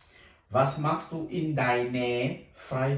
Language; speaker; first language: German; non-native, fluent; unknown